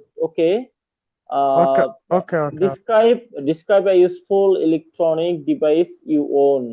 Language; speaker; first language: English; non-native, learner; Bangla